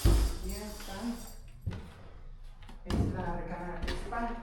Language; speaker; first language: Spanish; native; Spanish